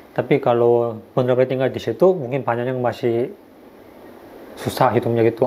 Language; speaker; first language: Indonesian; non-native, fluent; Korean